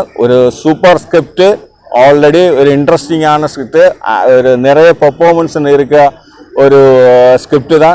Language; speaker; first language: Tamil; non-native, learner; Malayalam